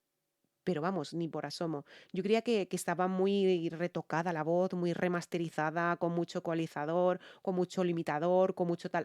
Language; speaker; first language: Spanish; native; Spanish